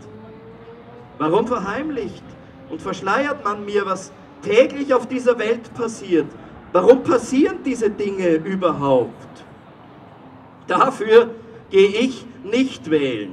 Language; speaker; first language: German; native; German